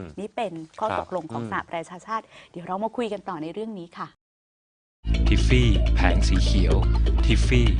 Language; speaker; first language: Thai; native; Thai